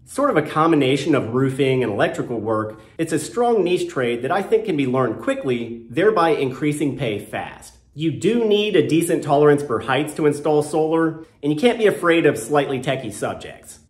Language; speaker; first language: English; native; English